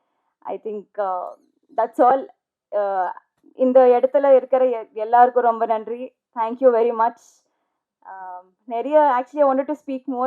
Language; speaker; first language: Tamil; non-native, learner; Telugu